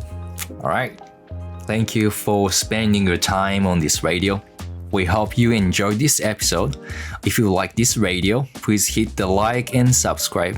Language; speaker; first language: English; non-native, learner; Japanese